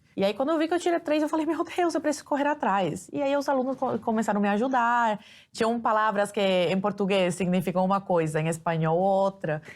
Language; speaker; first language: Portuguese; early bilingual, other home language; Spanish